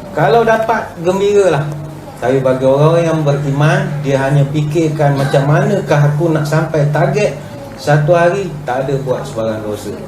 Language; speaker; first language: Malay; native; Malay